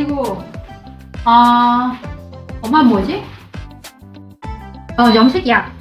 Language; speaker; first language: Korean; non-native, fluent; Vietnamese